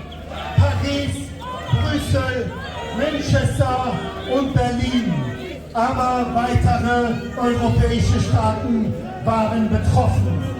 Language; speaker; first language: German; non-native, fluent; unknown